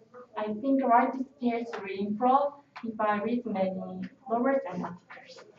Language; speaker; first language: English; non-native, learner; Korean